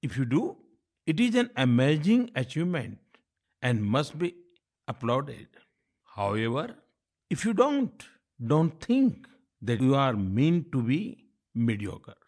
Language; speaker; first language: English; non-native, local second language; Hindi